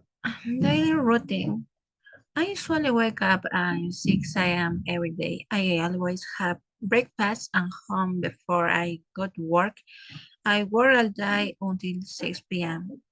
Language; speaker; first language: English; non-native, learner; Spanish